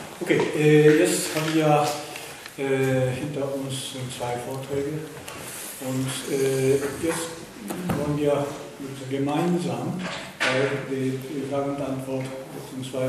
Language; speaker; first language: German; non-native, fluent; Japanese